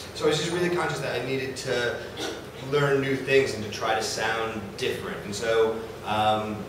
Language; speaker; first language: English; native; English